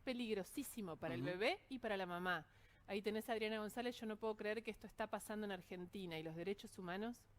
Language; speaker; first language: Spanish; native; Spanish